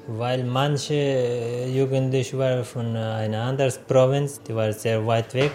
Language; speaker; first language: German; non-native, learner; Persian